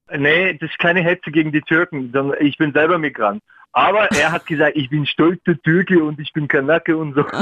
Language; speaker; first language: German; early bilingual, other home language; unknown